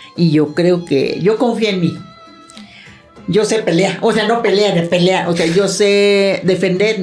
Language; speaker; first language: Spanish; non-native, learner; Thai